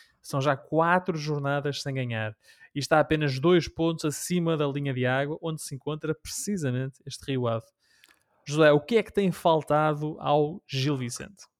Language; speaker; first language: Portuguese; native; Portuguese